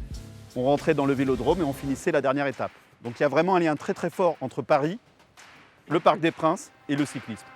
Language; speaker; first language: French; native; French